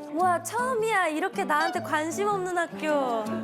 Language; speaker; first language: Korean; native; Korean